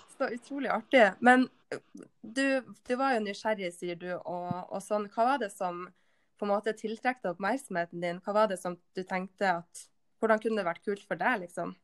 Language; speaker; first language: Norwegian; native; Norwegian